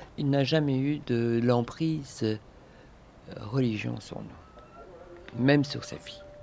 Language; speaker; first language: French; non-native, fluent; Persian